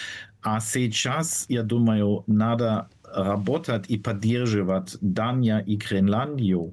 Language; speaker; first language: Russian; non-native, fluent; German